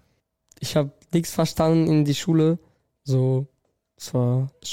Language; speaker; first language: German; non-native, learner; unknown